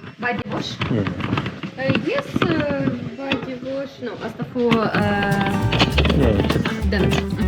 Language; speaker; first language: English; non-native, learner; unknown